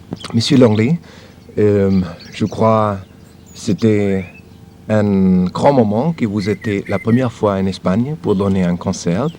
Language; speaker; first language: French; non-native, learner; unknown